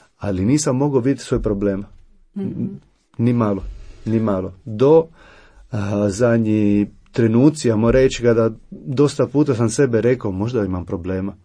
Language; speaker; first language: Croatian; non-native, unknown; Italian